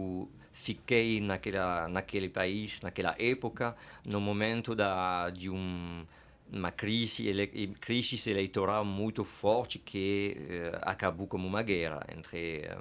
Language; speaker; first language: Portuguese; non-native, fluent; French